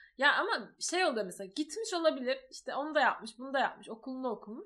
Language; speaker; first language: Turkish; native; Turkish